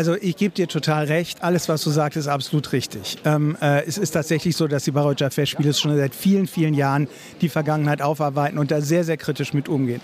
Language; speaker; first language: German; native; German